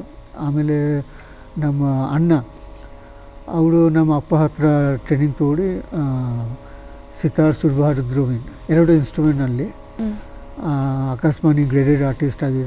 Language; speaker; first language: Kannada; non-native, learner; Bangla